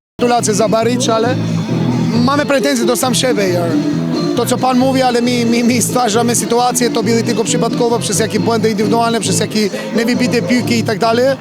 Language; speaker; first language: Polish; non-native, fluent; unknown